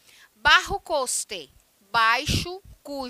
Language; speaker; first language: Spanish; non-native, fluent; Portuguese